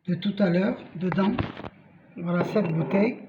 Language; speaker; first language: French; non-native, local second language; Arabic